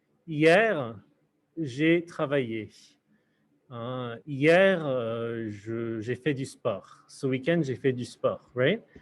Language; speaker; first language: French; non-native, fluent; English